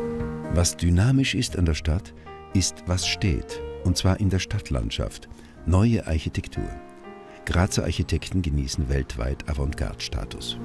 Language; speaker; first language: German; native; German